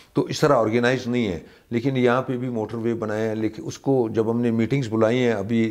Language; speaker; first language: Urdu; native; Urdu